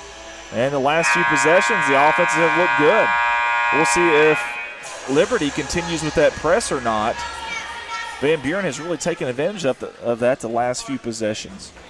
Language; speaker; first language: English; native; English